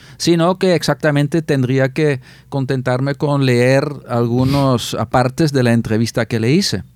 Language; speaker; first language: Spanish; non-native, fluent; Dutch